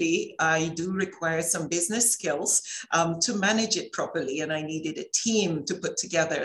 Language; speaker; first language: English; native; English